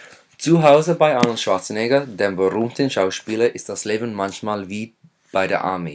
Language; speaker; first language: German; non-native, fluent; English